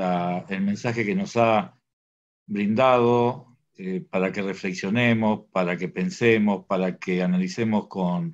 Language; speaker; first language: Spanish; native; Spanish